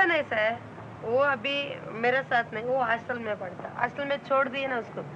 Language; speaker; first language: Hindi; non-native, local second language; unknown